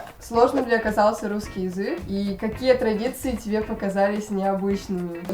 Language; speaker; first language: Russian; native; Russian